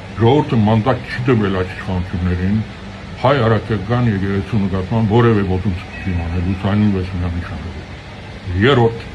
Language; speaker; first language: Armenian; early bilingual, heritage; Armenian